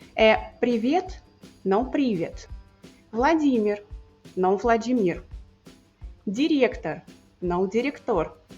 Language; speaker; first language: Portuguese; non-native, fluent; Russian